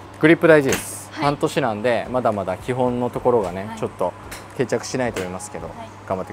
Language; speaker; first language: Japanese; native; Japanese